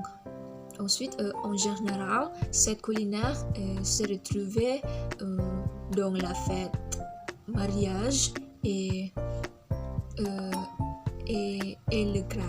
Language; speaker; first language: French; non-native, learner; Indonesian